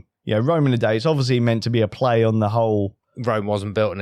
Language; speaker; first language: English; native; English